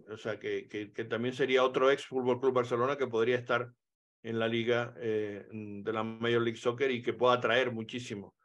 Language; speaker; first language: Spanish; native; Spanish